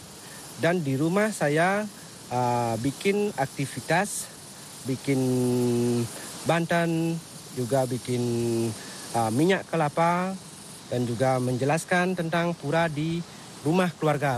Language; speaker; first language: Indonesian; non-native, local second language; Balinese